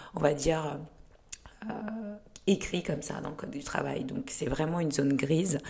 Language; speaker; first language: French; early bilingual, other home language; Kinyarwanda